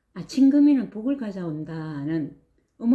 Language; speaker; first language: Korean; native; Korean